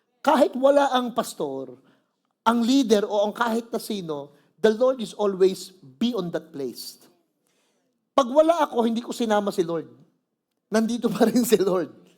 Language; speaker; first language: Filipino; native; Filipino